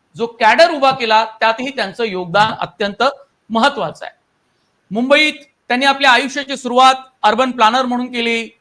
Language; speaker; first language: Marathi; native; Marathi